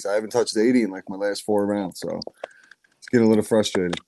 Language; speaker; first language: English; native; English